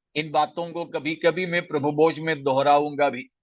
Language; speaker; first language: Hindi; non-native, local second language; Malayalam